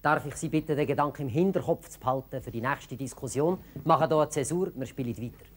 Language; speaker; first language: German; native; German